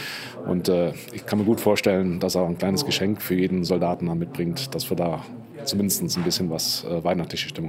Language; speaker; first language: German; native; German